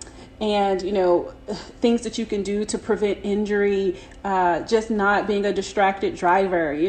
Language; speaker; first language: English; native; English